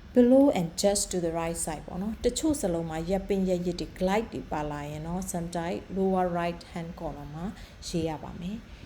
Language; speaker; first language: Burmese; native; Burmese